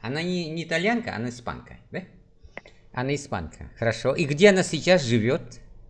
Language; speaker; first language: Russian; non-native, fluent; Vietnamese